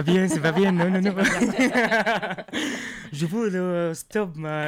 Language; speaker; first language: French; non-native, learner; Arabic